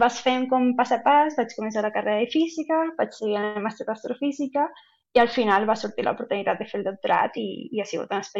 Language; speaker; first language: Catalan; non-native, local second language; Spanish